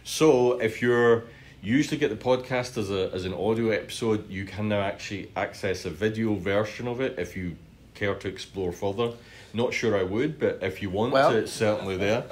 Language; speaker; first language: English; native; English